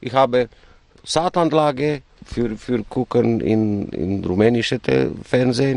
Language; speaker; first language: German; non-native, learner; Romanian